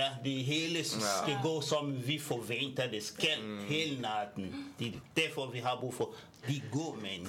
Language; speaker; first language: Danish; non-native, fluent; French